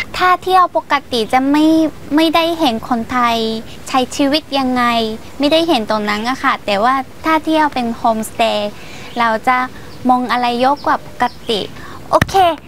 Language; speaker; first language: Thai; non-native, fluent; Japanese